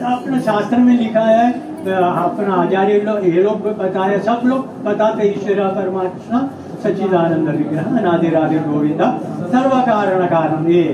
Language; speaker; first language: Hindi; non-native, local second language; Malayalam